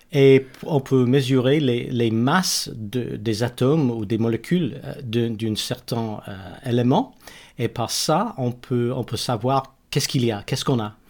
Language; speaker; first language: French; non-native, fluent; English